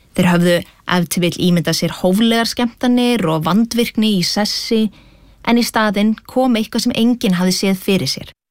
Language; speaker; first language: Icelandic; native; Icelandic